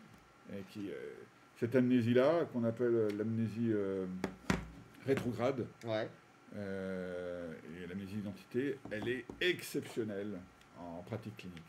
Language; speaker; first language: French; native; French